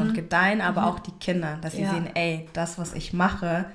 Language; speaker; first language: German; native; German